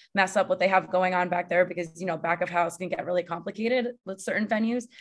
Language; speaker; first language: English; native; English